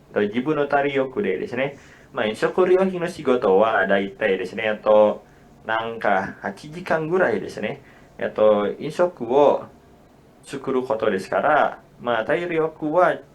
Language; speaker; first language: Japanese; non-native, fluent; Indonesian